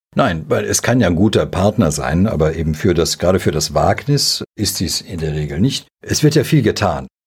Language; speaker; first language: German; early bilingual, other home language; Serbian